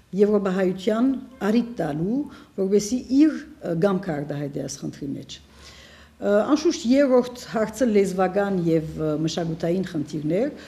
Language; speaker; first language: Armenian; early bilingual, heritage; Armenian